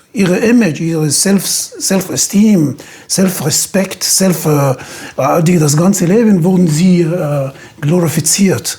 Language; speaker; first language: German; non-native, fluent; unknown